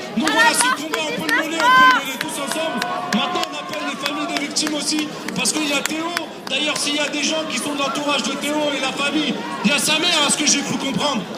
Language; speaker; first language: French; native; French